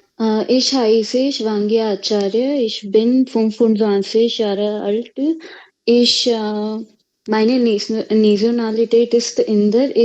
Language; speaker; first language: German; non-native, learner; Hindi